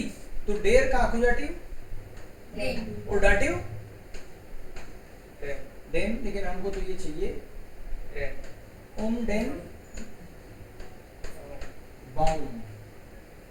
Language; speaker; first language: Hindi; native; Hindi